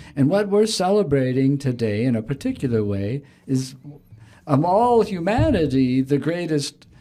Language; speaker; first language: English; native; English